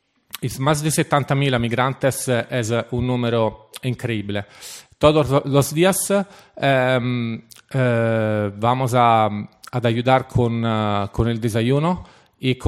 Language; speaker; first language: Spanish; non-native, fluent; Italian